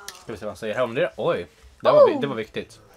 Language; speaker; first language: Swedish; native; Swedish